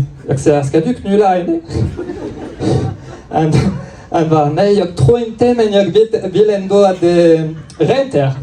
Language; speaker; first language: Swedish; non-native, learner; French